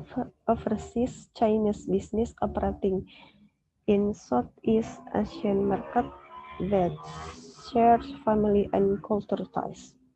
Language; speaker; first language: English; non-native, learner; Indonesian